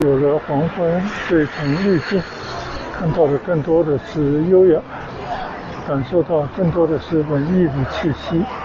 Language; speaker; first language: Chinese; native; Chinese